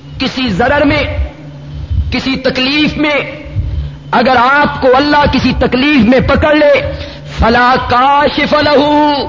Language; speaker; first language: Urdu; non-native, local second language; Punjabi